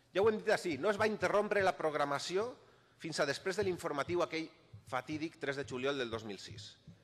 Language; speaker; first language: Catalan; native; Catalan